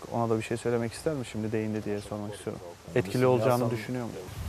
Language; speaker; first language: Turkish; native; Turkish